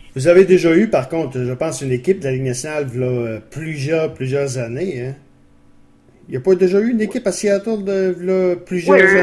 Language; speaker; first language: French; native; French